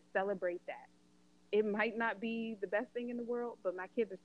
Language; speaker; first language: English; native; English